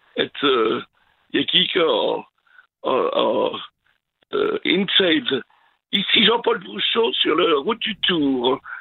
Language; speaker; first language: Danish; non-native, fluent; French